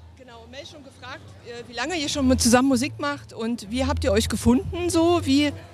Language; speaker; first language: German; native; German